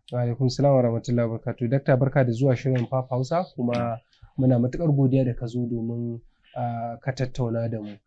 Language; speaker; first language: Hausa; native; Hausa